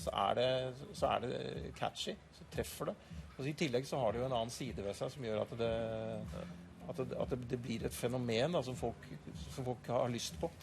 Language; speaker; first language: Norwegian; native; Norwegian